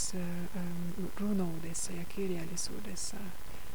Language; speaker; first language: Finnish; non-native, fluent; Hungarian